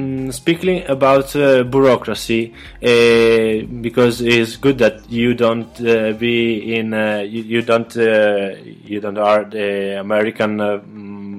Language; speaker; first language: English; non-native, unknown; Italian